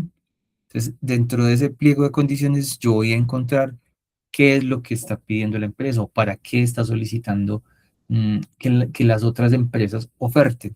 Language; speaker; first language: Spanish; native; Spanish